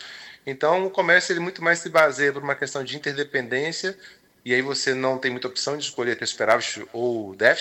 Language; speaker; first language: Portuguese; native; Portuguese